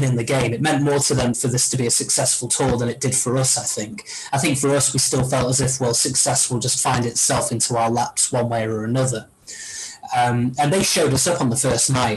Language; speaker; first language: English; native; English